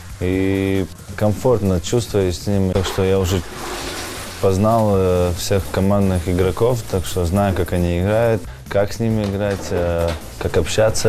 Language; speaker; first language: Russian; non-native, fluent; Latvian